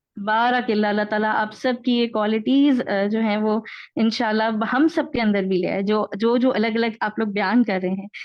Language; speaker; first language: Urdu; native; Urdu